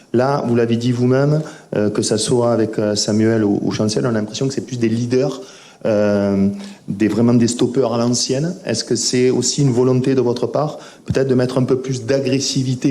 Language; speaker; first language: French; native; French